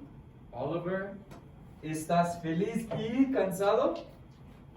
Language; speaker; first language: Spanish; non-native, fluent; English